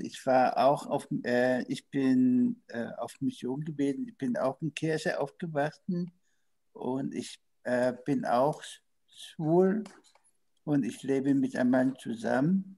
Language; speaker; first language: German; non-native, learner; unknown